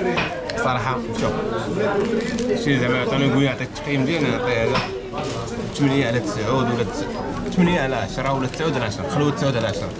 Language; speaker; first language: Arabic; native; Arabic